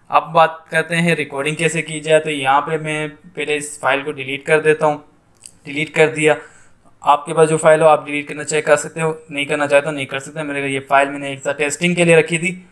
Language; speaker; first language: Hindi; native; Hindi